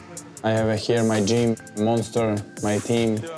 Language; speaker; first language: English; non-native, learner; Uzbek